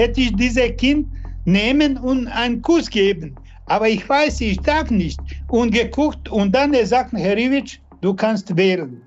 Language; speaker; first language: German; non-native, learner; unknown